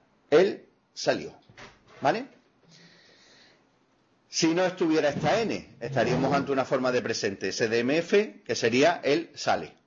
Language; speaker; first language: Spanish; native; Spanish